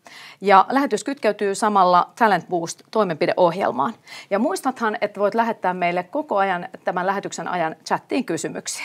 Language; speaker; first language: Finnish; native; Finnish